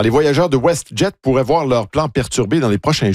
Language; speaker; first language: French; native; French